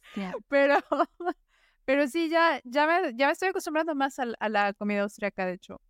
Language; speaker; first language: Spanish; native; Spanish